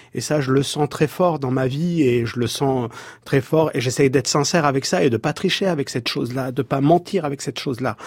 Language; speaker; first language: French; native; French